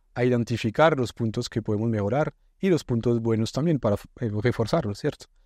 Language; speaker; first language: Spanish; non-native, fluent; French